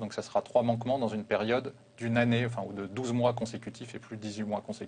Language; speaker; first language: French; native; French